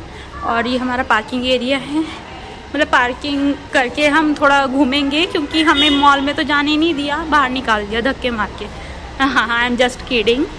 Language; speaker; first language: Hindi; native; Hindi